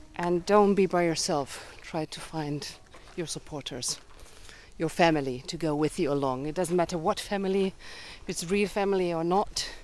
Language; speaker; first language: English; early bilingual, heritage; German